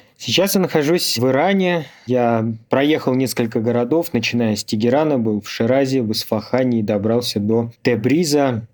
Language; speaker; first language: Russian; native; Russian